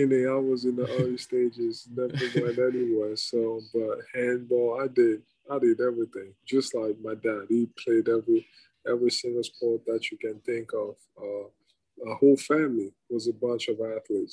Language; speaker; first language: English; non-native, local second language; French